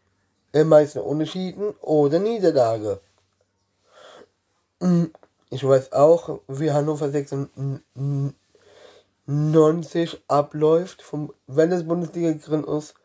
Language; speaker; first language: German; non-native, learner; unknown